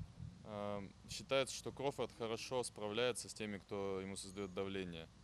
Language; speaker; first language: Russian; non-native, fluent; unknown